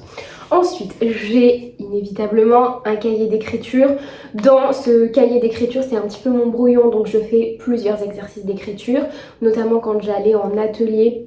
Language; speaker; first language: French; native; French